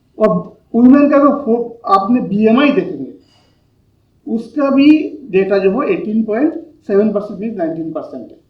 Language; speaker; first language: Hindi; non-native, local second language; Bangla